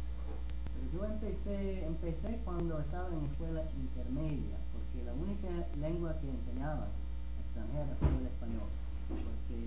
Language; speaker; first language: Spanish; non-native, fluent; English